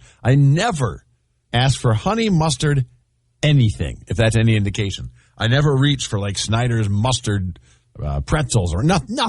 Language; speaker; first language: English; native; English